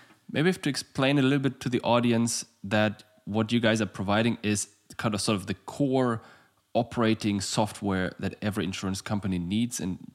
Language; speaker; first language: English; non-native, fluent; German